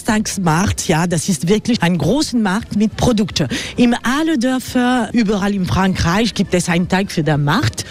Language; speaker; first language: German; non-native, learner; French